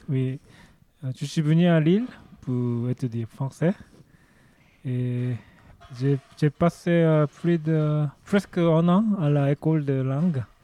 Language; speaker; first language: French; non-native, learner; Korean